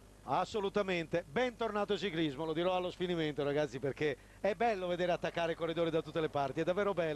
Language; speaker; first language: Italian; native; Italian